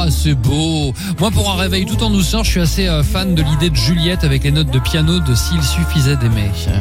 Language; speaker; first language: French; native; French